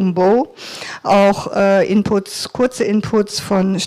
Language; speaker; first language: German; native; German